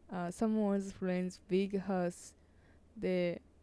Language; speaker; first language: English; non-native, learner; Japanese